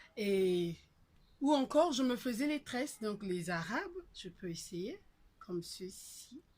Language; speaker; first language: French; non-native, local second language; Lingala